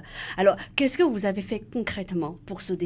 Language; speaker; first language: French; native; French